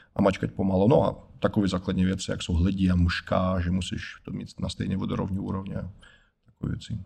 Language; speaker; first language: Czech; non-native, fluent; Russian